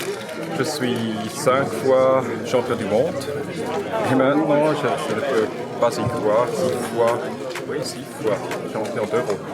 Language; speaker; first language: French; non-native, local second language; Swiss German